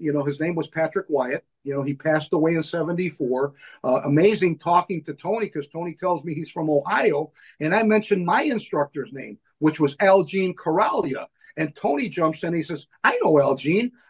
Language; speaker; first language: English; native; English